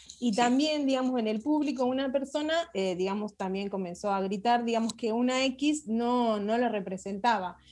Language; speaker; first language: Spanish; native; Spanish